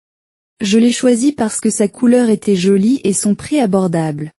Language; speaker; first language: French; non-native, learner; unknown